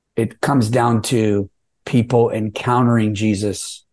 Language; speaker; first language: English; native; English